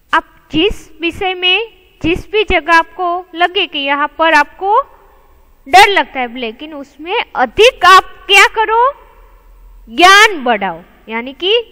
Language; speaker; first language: Hindi; non-native, local second language; Gujarati